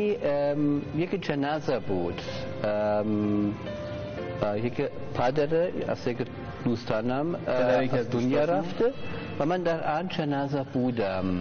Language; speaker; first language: Persian; non-native, learner; German